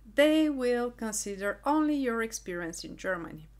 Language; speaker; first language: English; non-native, fluent; Bulgarian